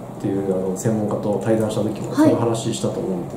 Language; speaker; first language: Japanese; native; Japanese